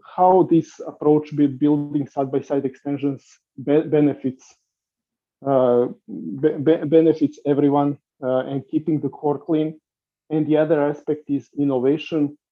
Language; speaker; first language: English; non-native, fluent; Serbian